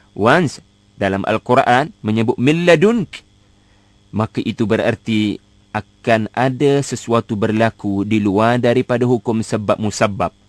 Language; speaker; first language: Malay; native; Malay